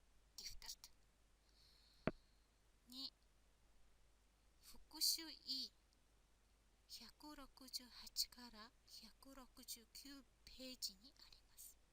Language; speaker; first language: Japanese; non-native, fluent; Mongolian